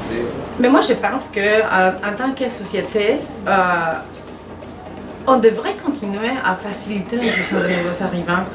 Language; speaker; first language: French; non-native, fluent; Spanish